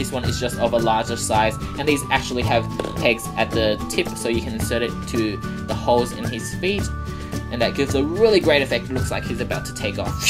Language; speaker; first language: English; native; English